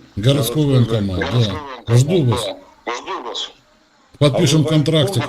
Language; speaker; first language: Russian; native; Russian